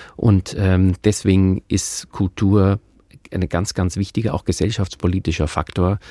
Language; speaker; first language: German; native; German